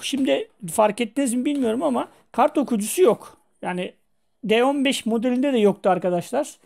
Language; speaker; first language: Turkish; native; Turkish